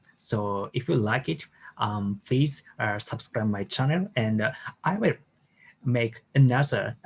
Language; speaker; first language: English; non-native, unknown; Japanese